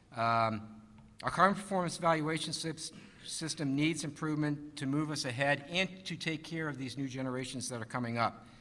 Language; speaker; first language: English; native; English